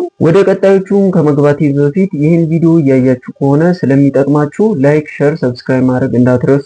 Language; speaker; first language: Amharic; native; Amharic